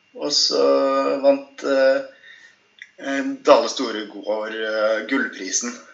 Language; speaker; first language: Norwegian; native; Norwegian